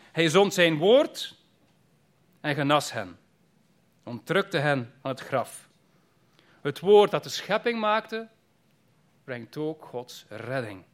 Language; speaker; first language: Dutch; native; Dutch